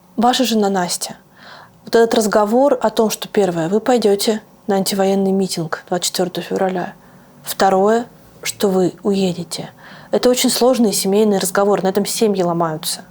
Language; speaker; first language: Russian; native; Russian